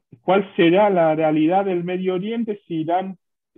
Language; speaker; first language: Spanish; non-native, fluent; Hebrew